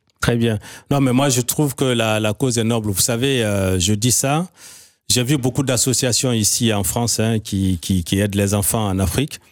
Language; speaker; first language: French; non-native, local second language; Bambara